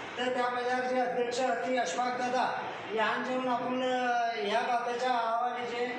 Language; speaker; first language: Marathi; non-native, local second language; Bhili